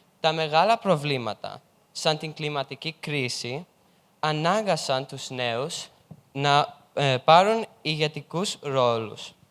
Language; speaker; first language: Greek; early bilingual, heritage; Greek